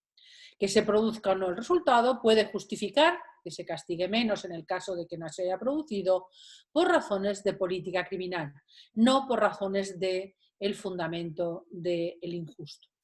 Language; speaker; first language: Spanish; native; Spanish